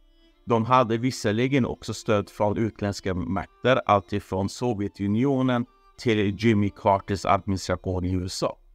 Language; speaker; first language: Swedish; non-native, fluent; Persian